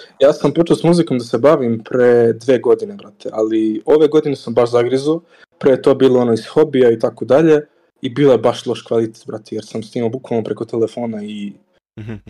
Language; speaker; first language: Serbian; native; Serbian